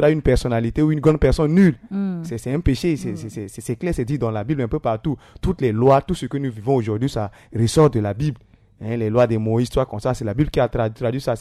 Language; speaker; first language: French; non-native, local second language; Sango